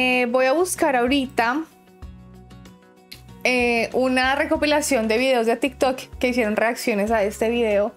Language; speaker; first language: Spanish; native; Spanish